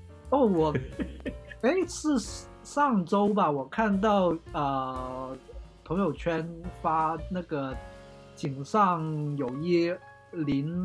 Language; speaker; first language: Chinese; non-native, local second language; Cantonese